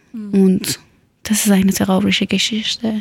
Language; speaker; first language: German; non-native, learner; Persian